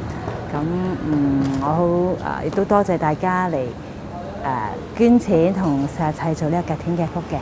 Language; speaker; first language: Cantonese; non-native, fluent; Thai